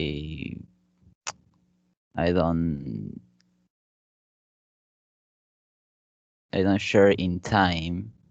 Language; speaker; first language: English; non-native, learner; Spanish